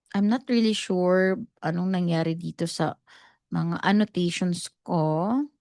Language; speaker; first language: Filipino; non-native, local second language; Cebuano